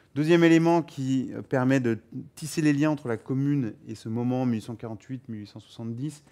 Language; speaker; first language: French; native; French